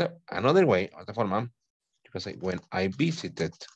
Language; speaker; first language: English; non-native, fluent; Spanish